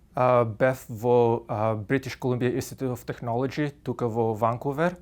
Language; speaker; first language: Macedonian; native; Macedonian